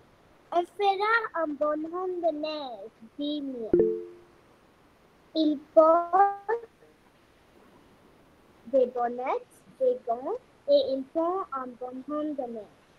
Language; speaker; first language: French; non-native, learner; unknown